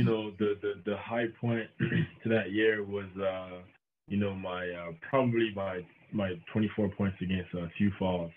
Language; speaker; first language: English; non-native, local second language; French